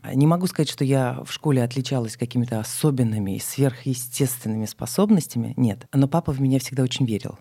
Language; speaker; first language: Russian; native; Russian